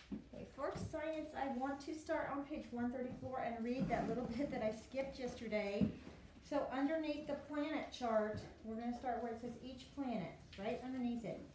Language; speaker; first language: English; native; English